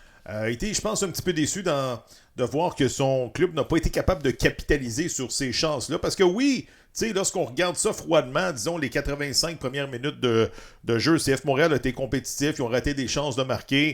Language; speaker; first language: French; native; French